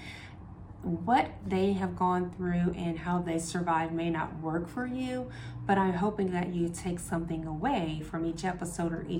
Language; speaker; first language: English; native; English